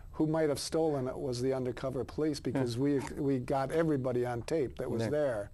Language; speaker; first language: English; native; English